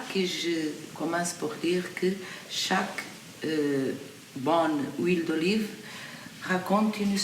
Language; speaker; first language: French; non-native, local second language; Portuguese